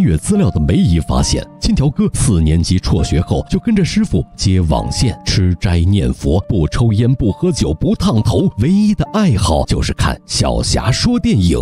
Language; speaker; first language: Chinese; native; Chinese